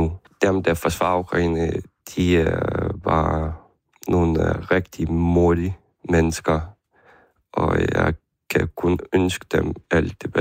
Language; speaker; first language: Danish; early bilingual, other home language; Ukrainian